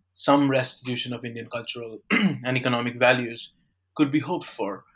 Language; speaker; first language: English; non-native, local second language; Bangla